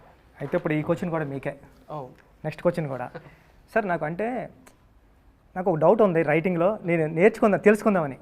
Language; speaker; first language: Telugu; native; Telugu